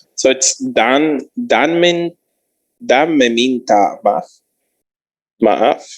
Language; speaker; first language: Indonesian; non-native, learner; English